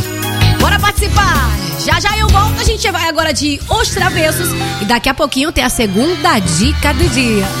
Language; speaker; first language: Portuguese; native; Portuguese